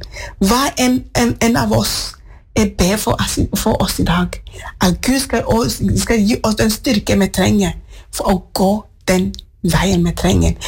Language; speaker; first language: Norwegian; non-native, fluent; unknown